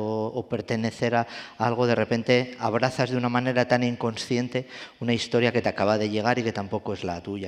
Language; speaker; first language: Spanish; native; Spanish